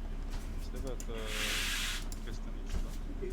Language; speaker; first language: Russian; non-native, learner; English